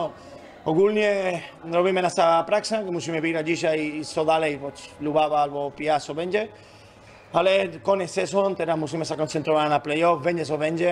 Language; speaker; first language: Polish; non-native, learner; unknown